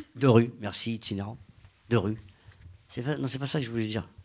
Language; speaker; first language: French; native; French